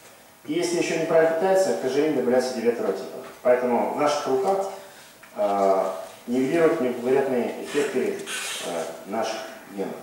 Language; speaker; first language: Russian; native; Russian